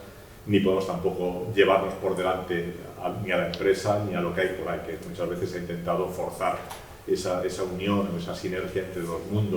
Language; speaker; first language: Spanish; native; Spanish